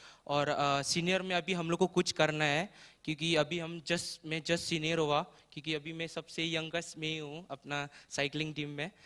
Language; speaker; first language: Hindi; non-native, local second language; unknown